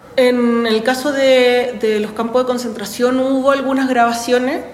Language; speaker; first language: Spanish; native; Spanish